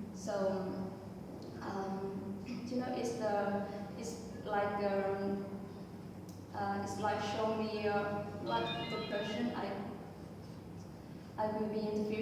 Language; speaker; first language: English; non-native, fluent; Vietnamese